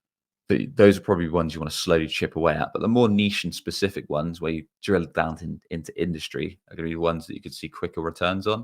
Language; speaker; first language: English; native; English